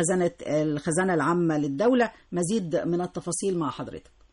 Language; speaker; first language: Arabic; native; Arabic